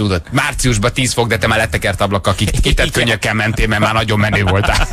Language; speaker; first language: Hungarian; native; Hungarian